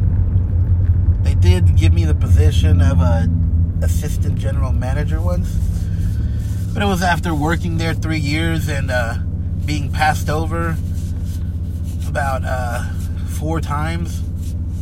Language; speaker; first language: English; native; English